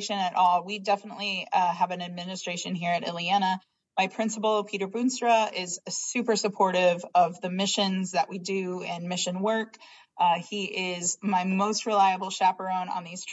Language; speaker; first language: English; native; English